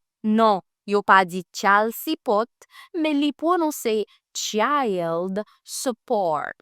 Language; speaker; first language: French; non-native, learner; Haitian Creole